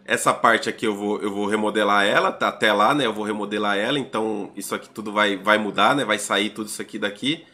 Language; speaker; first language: Portuguese; native; Portuguese